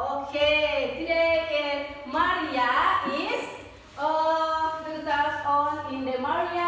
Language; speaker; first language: English; non-native, learner; Indonesian